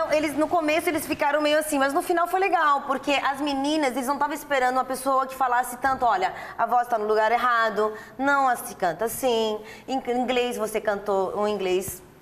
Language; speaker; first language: Portuguese; early bilingual, other home language; Italian